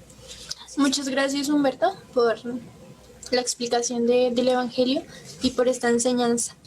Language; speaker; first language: Spanish; native; Spanish